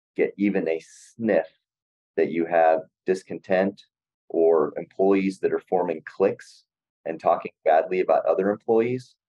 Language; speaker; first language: English; native; English